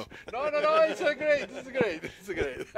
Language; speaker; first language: English; non-native, learner; Spanish